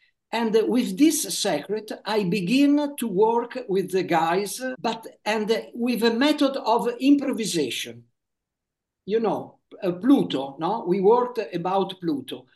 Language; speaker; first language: English; non-native, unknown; Italian